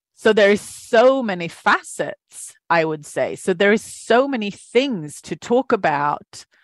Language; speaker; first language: English; non-native, fluent; Swedish